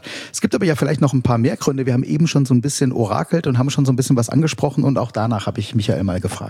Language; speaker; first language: German; native; German